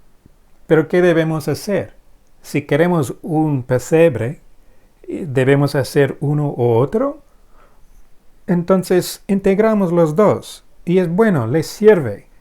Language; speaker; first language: Spanish; non-native, fluent; English